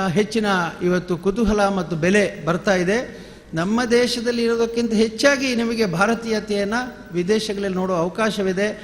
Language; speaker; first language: Kannada; non-native, local second language; Tulu